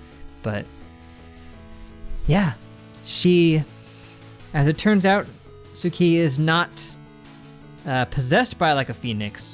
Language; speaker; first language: English; native; English